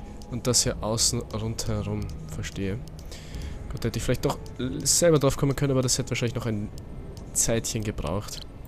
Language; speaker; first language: German; native; German